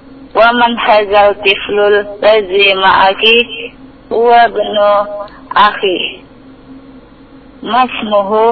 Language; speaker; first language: Arabic; non-native, learner; Indonesian